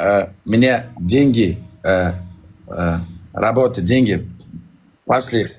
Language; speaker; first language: Russian; non-native, learner; Uzbek